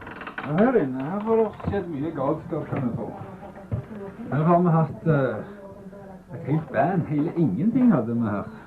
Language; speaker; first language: Norwegian; native; Norwegian